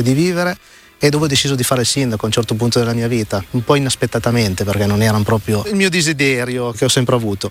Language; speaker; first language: Italian; native; Italian